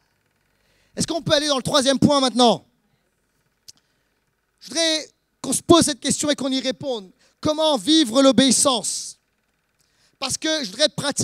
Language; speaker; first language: French; native; French